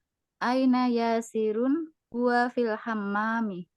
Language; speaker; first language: Arabic; non-native, learner; Indonesian